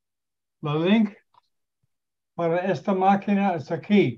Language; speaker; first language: Spanish; non-native, learner; English